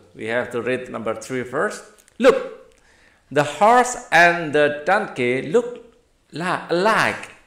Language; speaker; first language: English; non-native, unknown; Indonesian